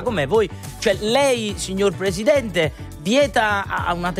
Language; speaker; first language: Italian; native; Italian